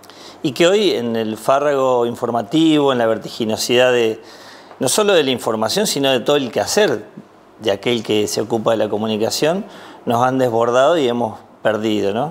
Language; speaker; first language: Spanish; native; Spanish